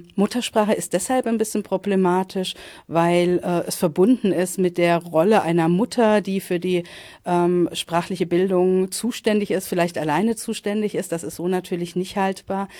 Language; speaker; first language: German; native; German